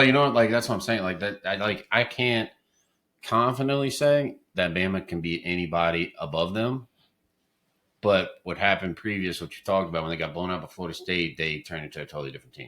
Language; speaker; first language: English; native; English